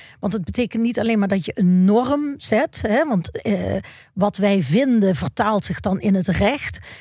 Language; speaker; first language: Dutch; native; Dutch